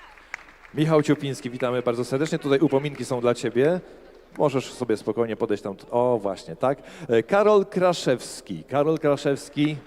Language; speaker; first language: Polish; native; Polish